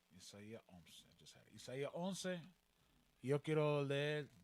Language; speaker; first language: Spanish; early bilingual, heritage; Spanish